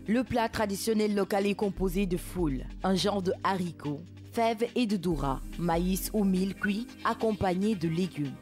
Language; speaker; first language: French; non-native, local second language; Wolof